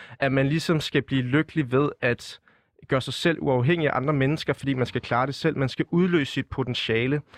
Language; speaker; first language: Danish; native; Danish